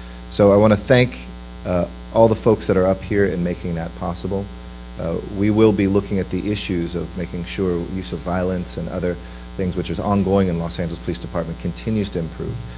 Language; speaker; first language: English; native; English